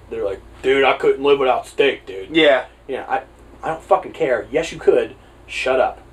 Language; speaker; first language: English; native; English